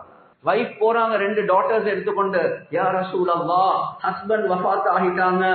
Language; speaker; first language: Tamil; native; Tamil